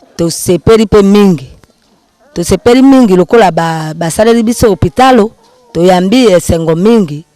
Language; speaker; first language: Lingala; native; Lingala